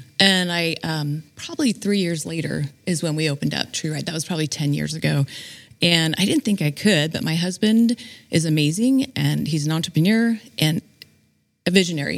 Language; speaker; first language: English; native; English